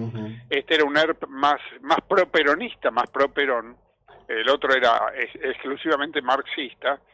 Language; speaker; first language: Spanish; native; Spanish